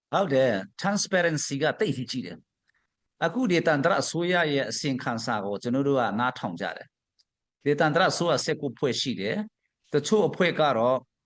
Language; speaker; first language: Burmese; non-native, local second language; Hakha Chin